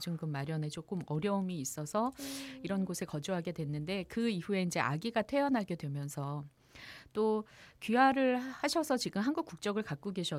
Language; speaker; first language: Korean; native; Korean